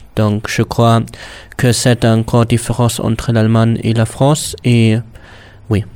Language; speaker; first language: French; non-native, learner; German